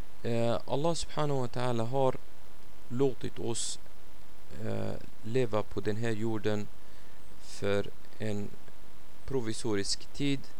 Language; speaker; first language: Swedish; non-native, fluent; Arabic